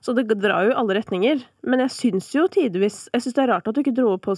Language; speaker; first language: Norwegian; native; Norwegian